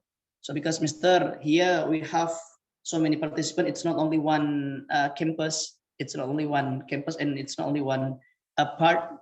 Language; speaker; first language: English; non-native, fluent; Indonesian